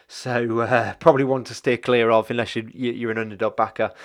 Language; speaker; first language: English; native; English